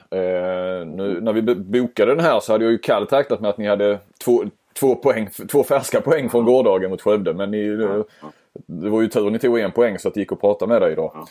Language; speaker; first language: Swedish; native; Swedish